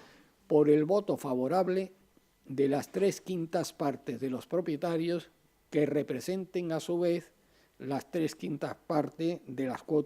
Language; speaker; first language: Spanish; native; Spanish